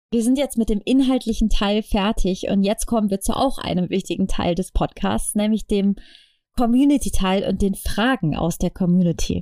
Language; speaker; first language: German; native; German